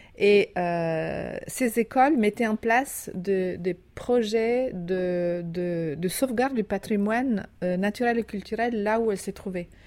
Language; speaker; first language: French; non-native, fluent; Italian